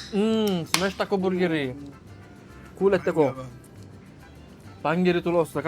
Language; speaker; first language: Finnish; non-native, learner; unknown